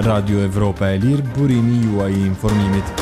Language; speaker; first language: Albanian; native; Albanian